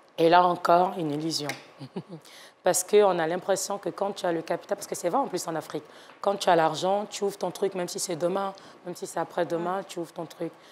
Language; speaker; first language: French; non-native, local second language; Yoruba